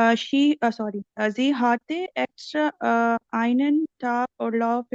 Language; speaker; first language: German; non-native, learner; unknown